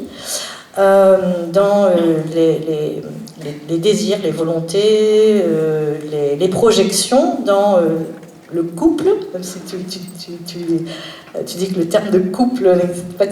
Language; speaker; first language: French; native; French